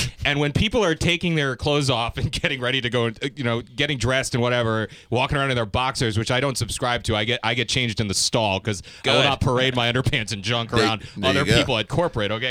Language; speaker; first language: English; native; English